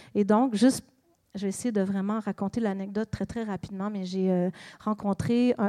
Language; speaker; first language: French; native; French